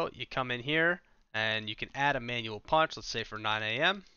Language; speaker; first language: English; native; English